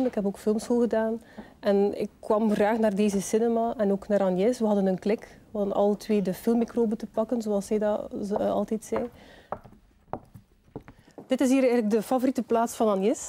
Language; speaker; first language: Dutch; native; Dutch